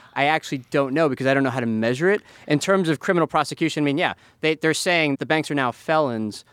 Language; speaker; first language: English; early bilingual, other home language; Spanish